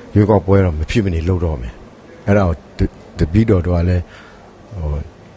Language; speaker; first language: Burmese; non-native, local second language; Pa'o Karen